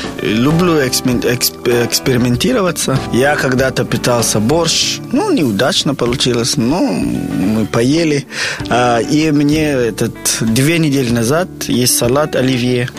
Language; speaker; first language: Russian; non-native, learner; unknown